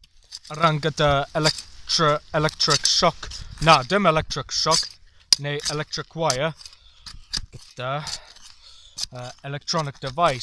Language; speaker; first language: Welsh; non-native, learner; English